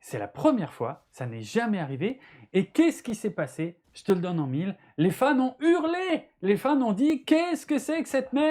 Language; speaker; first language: French; native; French